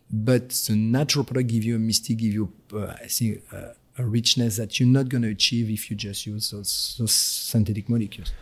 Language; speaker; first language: English; non-native, fluent; French